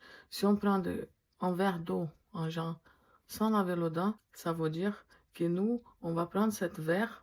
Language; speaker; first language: French; non-native, fluent; Portuguese